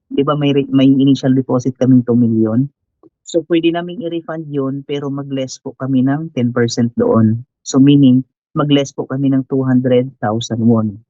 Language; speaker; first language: Filipino; native; Filipino